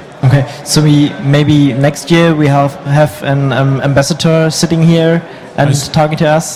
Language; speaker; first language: English; non-native, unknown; German